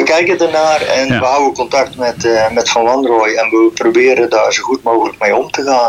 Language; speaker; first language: Dutch; native; Dutch